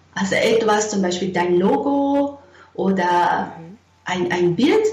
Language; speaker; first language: German; non-native, fluent; Japanese